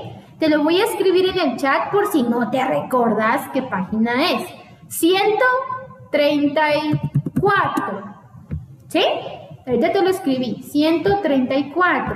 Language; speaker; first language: Spanish; native; Spanish